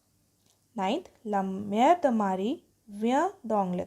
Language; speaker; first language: French; non-native, fluent; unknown